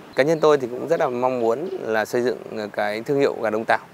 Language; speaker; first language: Vietnamese; native; Vietnamese